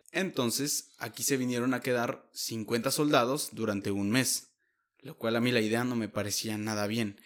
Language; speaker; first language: Spanish; native; Spanish